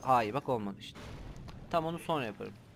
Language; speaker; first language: Turkish; native; Turkish